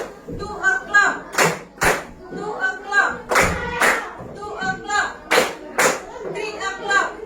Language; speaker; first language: English; non-native, learner; Indonesian